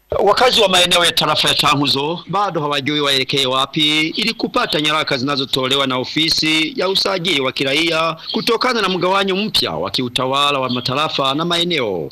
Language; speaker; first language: Swahili; non-native, local second language; Rundi